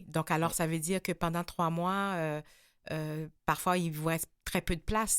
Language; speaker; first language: French; native; French